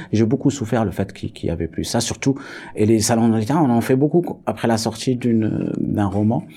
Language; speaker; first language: French; non-native, local second language; Arabic